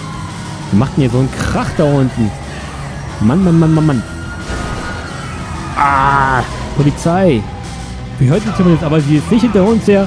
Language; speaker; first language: German; native; German